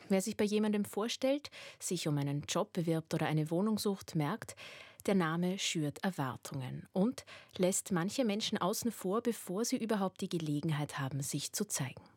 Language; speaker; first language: German; native; German